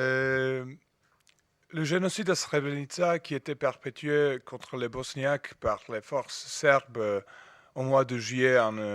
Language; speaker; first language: French; non-native, fluent; Serbian